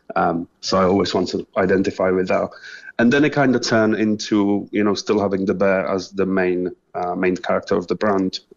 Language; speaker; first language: English; non-native, fluent; Czech